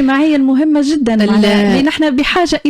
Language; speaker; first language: Arabic; native; Arabic